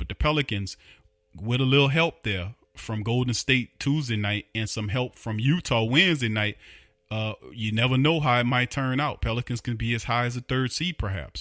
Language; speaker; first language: English; native; English